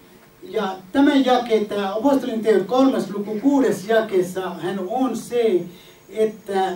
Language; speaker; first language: Finnish; non-native, fluent; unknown